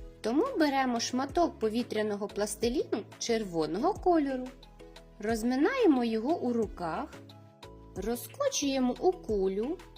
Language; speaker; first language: Ukrainian; native; Ukrainian